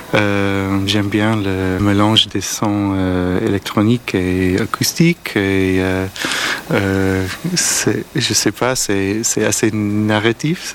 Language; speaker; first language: French; non-native, learner; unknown